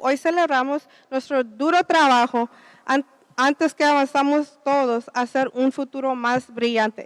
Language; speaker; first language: Spanish; early bilingual, heritage; Spanish